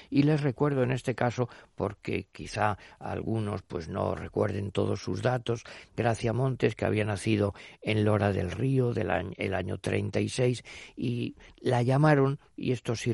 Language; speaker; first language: Spanish; native; Spanish